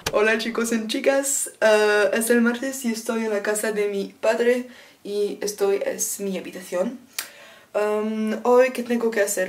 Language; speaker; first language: Spanish; non-native, learner; French